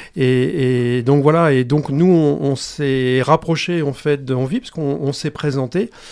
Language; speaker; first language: French; native; French